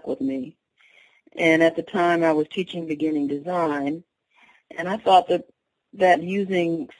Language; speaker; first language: English; native; English